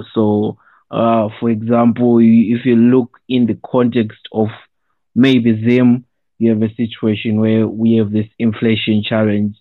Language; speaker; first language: English; non-native, local second language; Shona